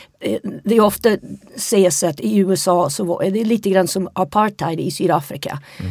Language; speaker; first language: Swedish; non-native, fluent; English